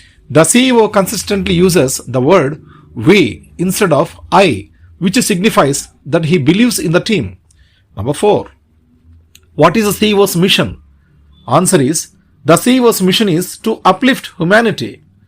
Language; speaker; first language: English; non-native, local second language; Telugu